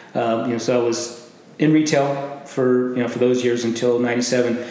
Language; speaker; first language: English; native; English